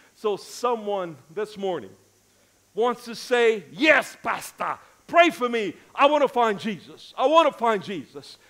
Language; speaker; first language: English; native; English